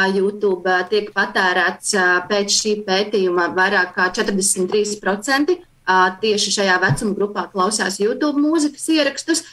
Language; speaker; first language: Latvian; native; Latvian